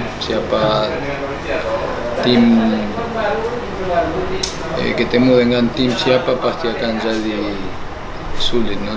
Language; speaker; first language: Indonesian; non-native, fluent; Spanish